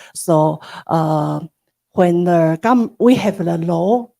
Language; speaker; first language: English; non-native, learner; Chinese